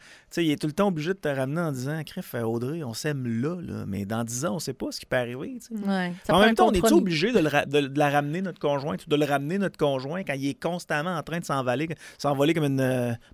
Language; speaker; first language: French; native; French